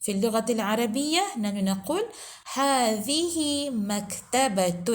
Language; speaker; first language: Arabic; non-native, fluent; Malay